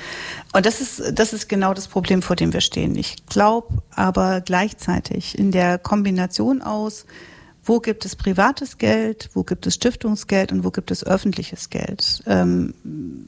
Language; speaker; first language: German; native; German